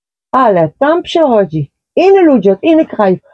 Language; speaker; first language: Polish; non-native, learner; Dutch